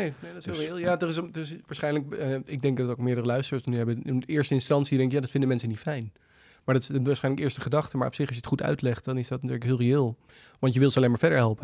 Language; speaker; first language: Dutch; native; Dutch